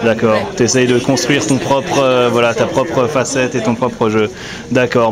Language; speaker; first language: French; native; French